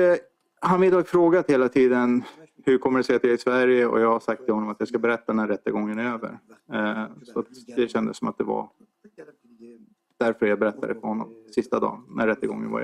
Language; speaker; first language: Swedish; native; Swedish